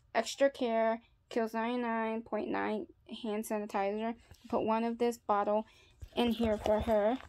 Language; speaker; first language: English; native; English